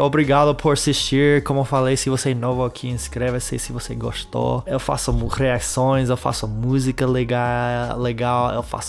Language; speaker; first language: Portuguese; non-native, fluent; English